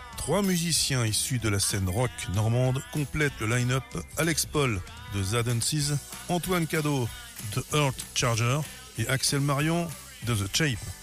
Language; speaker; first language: French; native; French